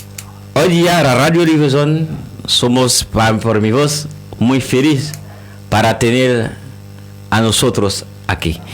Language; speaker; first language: Spanish; non-native, learner; Haitian Creole